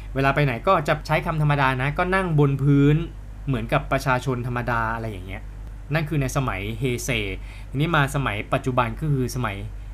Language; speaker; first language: Thai; native; Thai